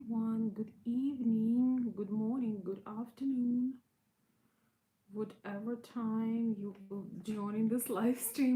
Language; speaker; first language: English; non-native, fluent; Russian